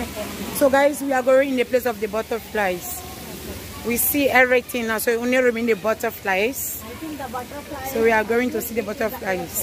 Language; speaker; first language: English; non-native, learner; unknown